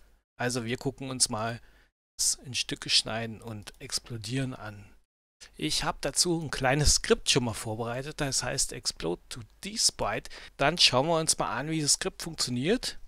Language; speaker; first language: German; native; German